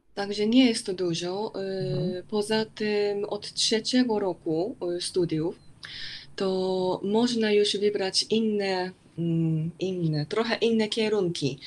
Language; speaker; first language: Polish; non-native, fluent; Japanese